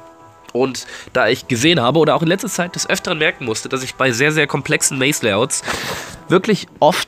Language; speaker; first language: German; native; German